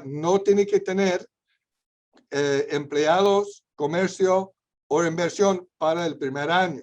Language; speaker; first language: Spanish; non-native, fluent; English